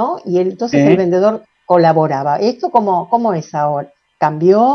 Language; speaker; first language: Spanish; native; Spanish